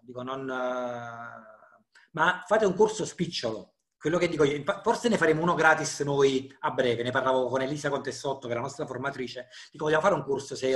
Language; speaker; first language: Italian; native; Italian